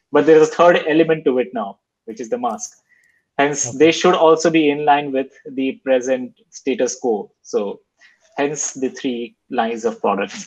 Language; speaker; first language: English; non-native, local second language; Hindi